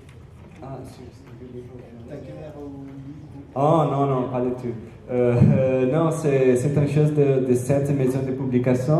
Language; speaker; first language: French; non-native, learner; Portuguese